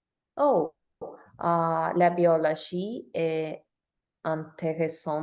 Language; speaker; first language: French; non-native, learner; English